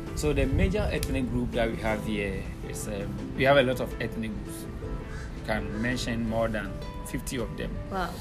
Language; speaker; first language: English; non-native, local second language; Akan